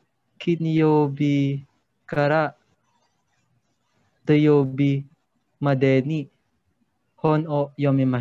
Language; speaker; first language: Japanese; non-native, learner; Filipino